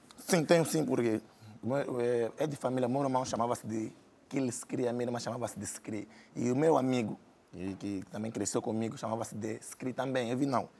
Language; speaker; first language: Portuguese; native; Portuguese